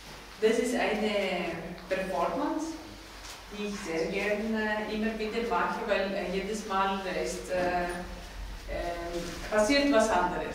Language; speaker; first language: German; non-native, fluent; Greek